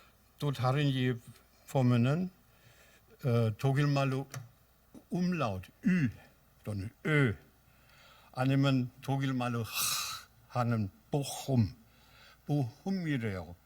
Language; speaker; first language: Korean; non-native, fluent; German